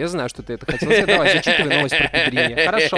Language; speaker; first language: Russian; native; Russian